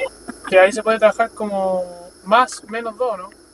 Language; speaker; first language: Spanish; native; Spanish